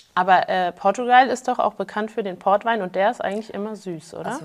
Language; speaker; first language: German; native; German